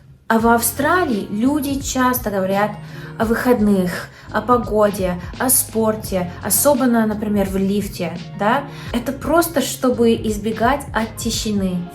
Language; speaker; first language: Russian; non-native, learner; English